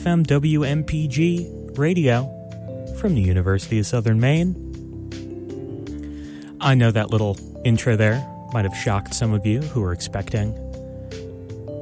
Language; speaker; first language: English; native; English